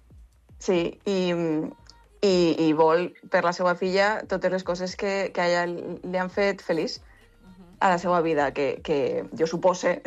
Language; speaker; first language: Catalan; non-native, local second language; Spanish